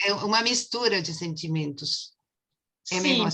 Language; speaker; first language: Portuguese; non-native, fluent; Spanish